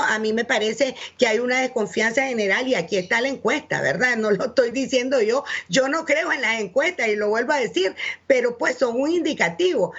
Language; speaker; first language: Spanish; native; Spanish